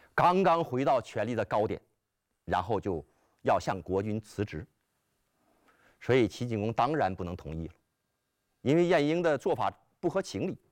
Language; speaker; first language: Chinese; native; Chinese